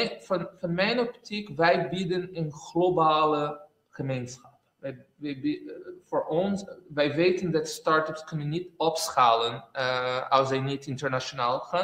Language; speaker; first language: Dutch; non-native, fluent; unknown